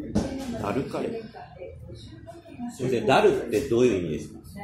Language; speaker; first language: Japanese; native; Japanese